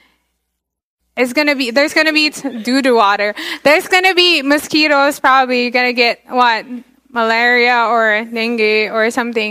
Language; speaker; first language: English; non-native, local second language; Filipino